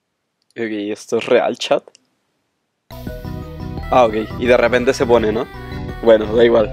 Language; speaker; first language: Spanish; native; Spanish